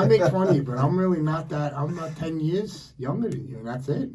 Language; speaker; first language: English; native; English